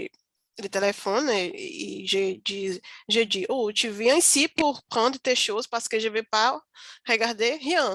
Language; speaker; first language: French; non-native, learner; Portuguese